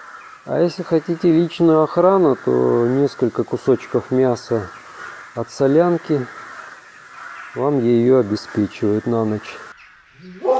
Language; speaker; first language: Russian; native; Russian